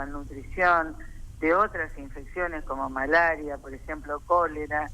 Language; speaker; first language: Spanish; native; Spanish